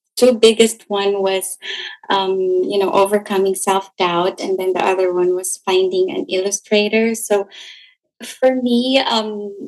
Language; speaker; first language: English; non-native, local second language; Cebuano